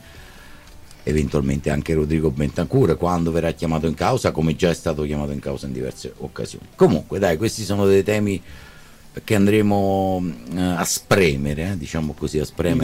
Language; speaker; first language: Italian; native; Italian